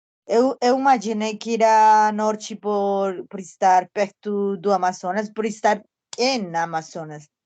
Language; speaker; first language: Portuguese; non-native, fluent; Spanish